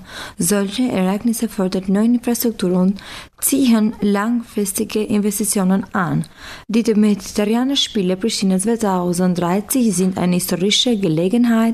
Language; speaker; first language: German; non-native, fluent; Albanian